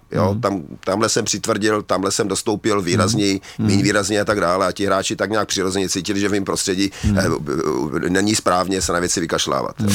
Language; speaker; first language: Czech; native; Czech